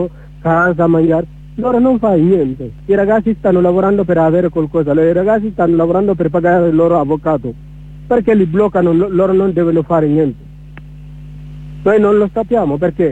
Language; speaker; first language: Italian; non-native, learner; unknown